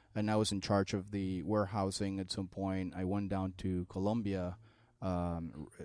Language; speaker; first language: English; non-native, fluent; Spanish